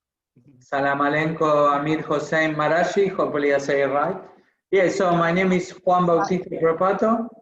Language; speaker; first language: English; non-native, fluent; Spanish